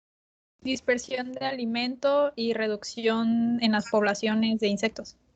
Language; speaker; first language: Spanish; native; Spanish